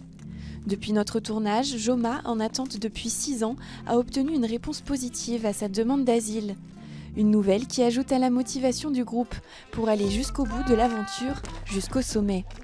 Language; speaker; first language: French; native; French